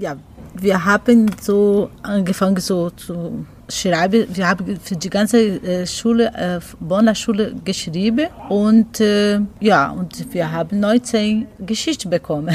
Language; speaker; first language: German; non-native, learner; Portuguese